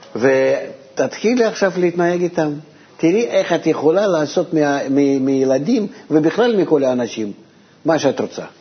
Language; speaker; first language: Hebrew; non-native, fluent; Russian